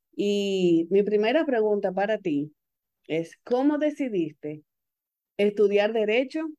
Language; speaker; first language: Spanish; native; Spanish